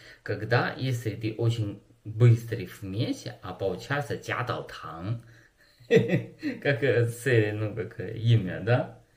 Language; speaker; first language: Russian; non-native, learner; Chinese